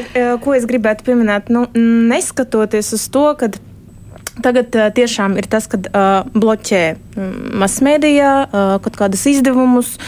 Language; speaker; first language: Latvian; early bilingual, heritage; Russian